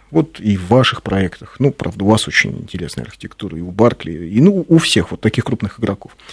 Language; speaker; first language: Russian; native; Russian